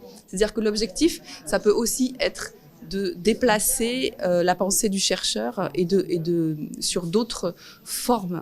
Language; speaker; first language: French; native; French